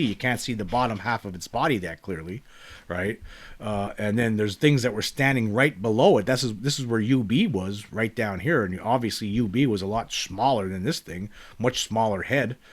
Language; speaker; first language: English; native; English